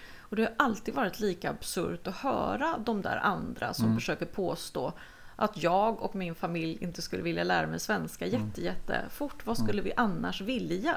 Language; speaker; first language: Swedish; early bilingual, other home language; Spanish